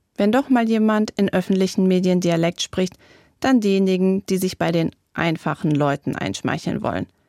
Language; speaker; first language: German; native; German